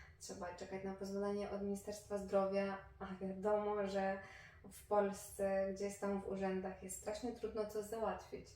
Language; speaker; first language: Polish; non-native, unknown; Ukrainian